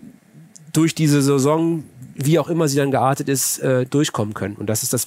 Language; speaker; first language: German; native; German